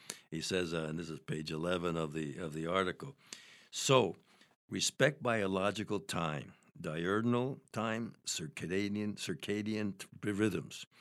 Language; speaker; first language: English; native; English